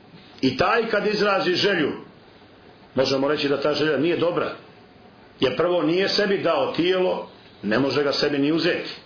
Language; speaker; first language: Croatian; native; Croatian